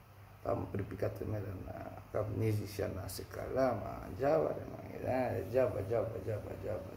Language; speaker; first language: Greek; non-native, fluent; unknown